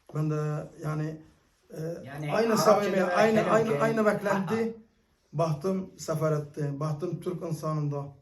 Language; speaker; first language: Turkish; early bilingual, heritage; Arabic